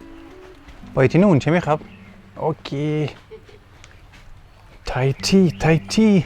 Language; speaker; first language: Thai; non-native, learner; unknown